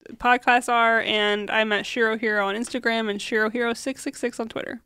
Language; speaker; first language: English; early bilingual, other home language; Arabic